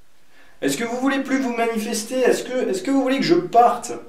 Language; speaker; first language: French; native; French